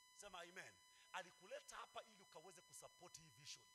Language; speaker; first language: English; non-native, local second language; Swahili